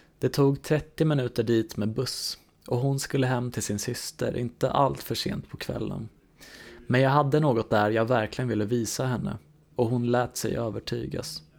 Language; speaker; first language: Swedish; native; Swedish